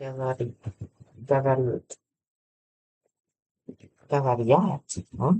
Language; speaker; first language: Russian; non-native, learner; English